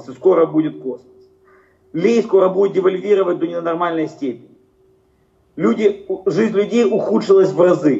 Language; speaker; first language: Russian; native; Russian